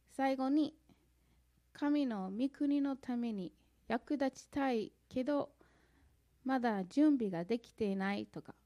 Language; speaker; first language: Japanese; non-native, fluent; English